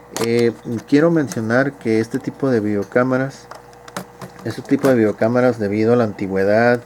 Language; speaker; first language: Spanish; native; Spanish